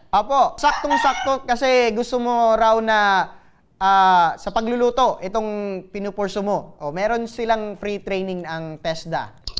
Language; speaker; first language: Filipino; non-native, local second language; Bikol